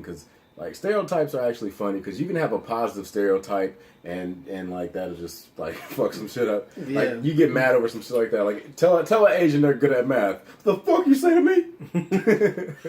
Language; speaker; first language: English; native; English